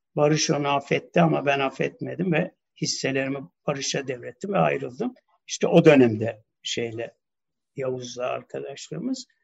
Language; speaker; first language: Turkish; early bilingual, heritage; Turkish